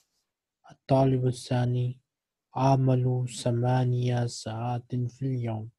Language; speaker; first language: Arabic; non-native, fluent; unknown